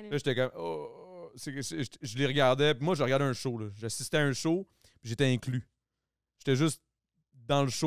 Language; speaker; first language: French; native; French